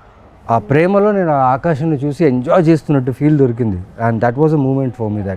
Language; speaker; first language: Telugu; native; Telugu